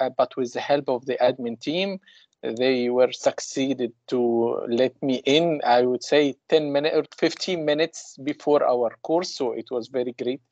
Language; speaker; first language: English; non-native, fluent; Ukrainian